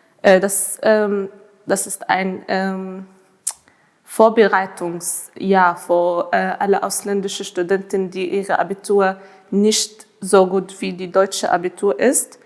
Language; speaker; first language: German; non-native, fluent; Arabic